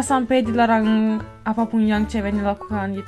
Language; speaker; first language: Indonesian; non-native, fluent; Turkish